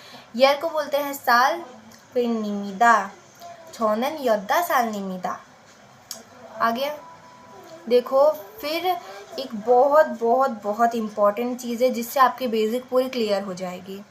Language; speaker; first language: Hindi; native; Hindi